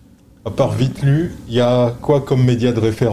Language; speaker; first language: French; native; French